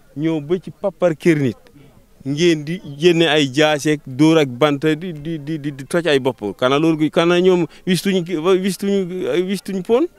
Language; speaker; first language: Wolof; non-native, local second language; Fula